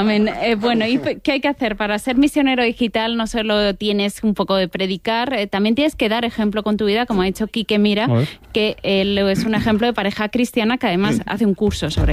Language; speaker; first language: Spanish; native; Spanish